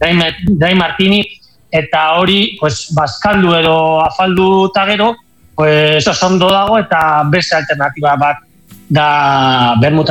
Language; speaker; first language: Basque; non-native, local second language; Spanish